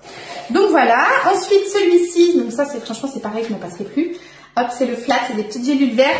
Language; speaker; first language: French; native; French